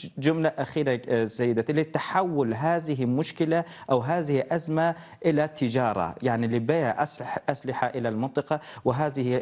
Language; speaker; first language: Arabic; non-native, fluent; Turkish